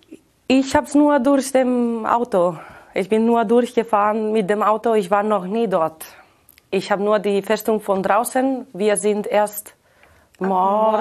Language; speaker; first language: German; non-native, fluent; Catalan